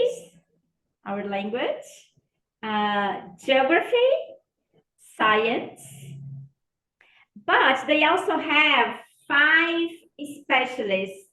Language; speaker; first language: English; non-native, fluent; Portuguese